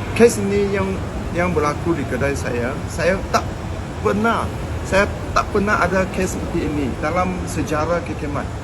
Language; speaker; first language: Malay; non-native, local second language; Chinese